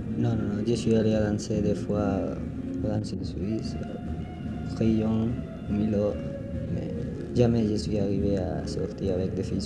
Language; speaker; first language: French; non-native, learner; Spanish